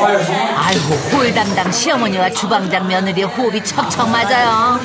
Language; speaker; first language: Korean; native; Korean